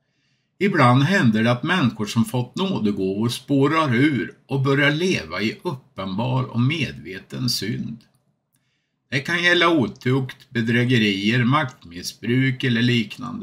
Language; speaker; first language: Swedish; native; Swedish